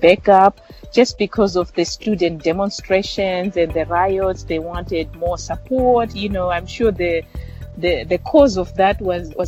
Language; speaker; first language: English; non-native, local second language; Shona